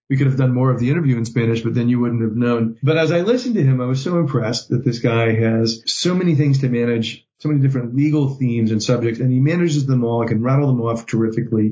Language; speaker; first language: English; native; English